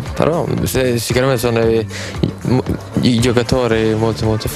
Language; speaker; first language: Italian; non-native, fluent; Swedish